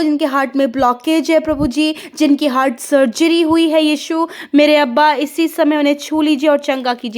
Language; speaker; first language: Hindi; native; Hindi